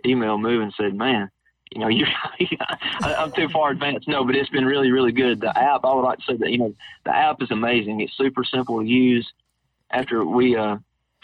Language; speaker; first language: English; native; English